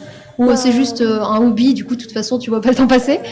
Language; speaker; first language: French; native; French